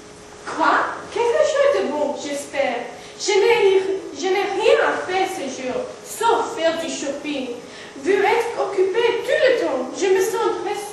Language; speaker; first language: French; non-native, learner; English